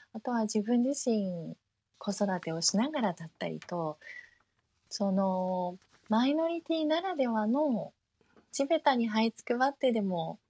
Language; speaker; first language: Japanese; early bilingual, heritage; Japanese